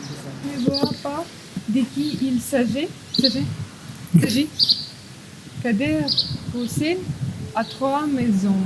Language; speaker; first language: French; non-native, learner; Ukrainian